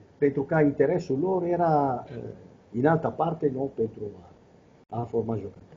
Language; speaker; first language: Romanian; non-native, fluent; Italian